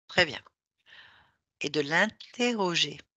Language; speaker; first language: French; native; French